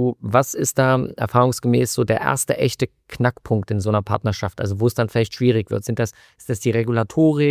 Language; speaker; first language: German; native; German